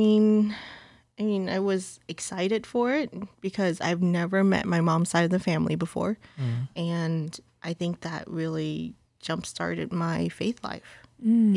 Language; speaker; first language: English; early bilingual, other home language; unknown